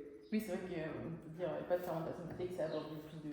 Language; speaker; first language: French; native; French